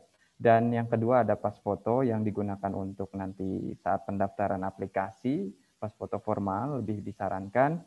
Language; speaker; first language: Indonesian; native; Indonesian